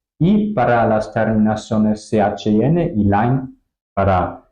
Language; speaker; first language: Spanish; non-native, fluent; German